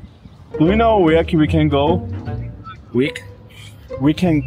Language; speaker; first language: English; non-native, learner; Georgian